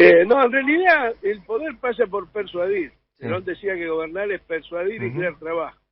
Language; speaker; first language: Spanish; native; Spanish